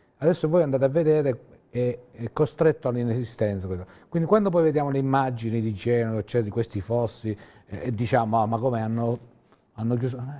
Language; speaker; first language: Italian; native; Italian